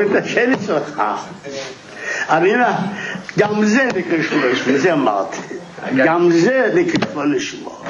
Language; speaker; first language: Hebrew; non-native, fluent; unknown